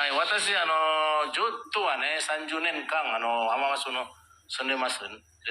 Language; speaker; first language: Japanese; non-native, learner; Indonesian